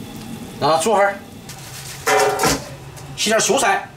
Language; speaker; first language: Chinese; native; Chinese